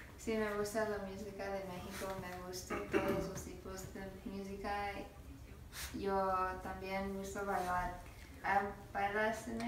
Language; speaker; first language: Spanish; non-native, learner; English